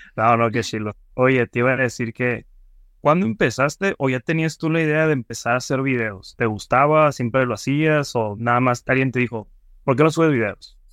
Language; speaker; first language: Spanish; native; Spanish